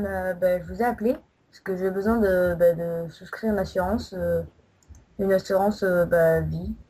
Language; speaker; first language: French; native; French